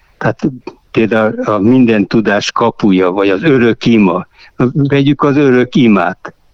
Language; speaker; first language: Hungarian; native; Hungarian